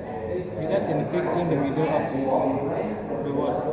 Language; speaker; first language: English; non-native, learner; Indonesian